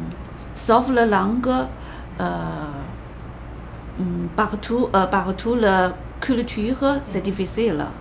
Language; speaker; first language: French; non-native, learner; Chinese